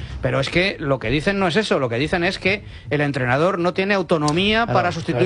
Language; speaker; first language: Spanish; native; Spanish